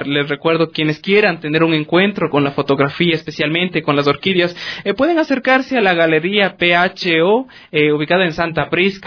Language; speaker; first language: Spanish; native; Spanish